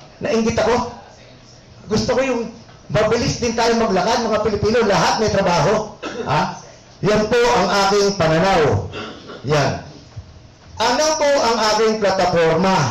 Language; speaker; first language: Filipino; native; Filipino